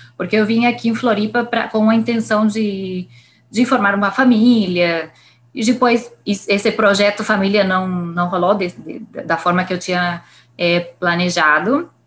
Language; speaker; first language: Portuguese; non-native, fluent; Spanish